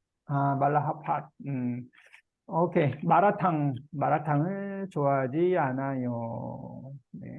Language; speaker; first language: Korean; native; Korean